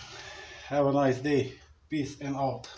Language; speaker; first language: English; non-native, learner; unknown